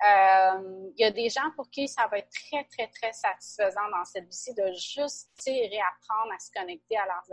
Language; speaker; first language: French; native; French